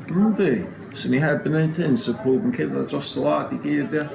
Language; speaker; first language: Welsh; native; Welsh